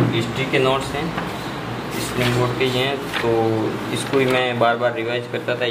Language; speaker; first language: Hindi; native; Hindi